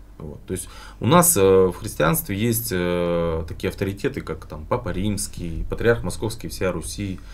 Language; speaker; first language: Russian; native; Russian